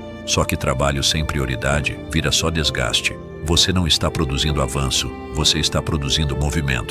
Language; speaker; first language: Portuguese; native; Portuguese